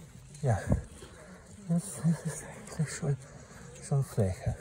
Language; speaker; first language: German; non-native, fluent; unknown